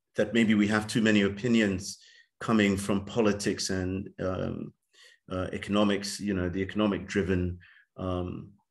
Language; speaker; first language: English; native; English